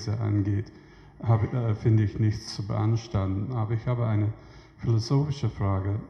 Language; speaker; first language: German; non-native, fluent; English